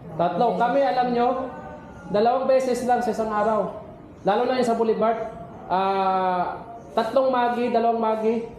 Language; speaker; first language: Filipino; non-native, local second language; Maranao